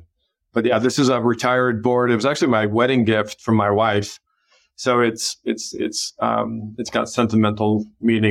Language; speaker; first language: English; native; English